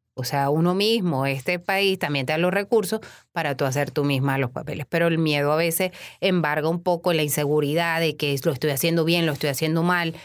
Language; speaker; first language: Spanish; native; Spanish